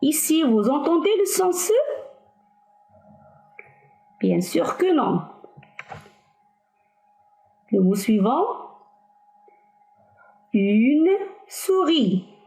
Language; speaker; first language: French; non-native, local second language; Arabic